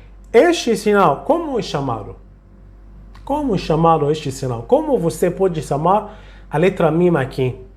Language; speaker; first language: Portuguese; non-native, fluent; Arabic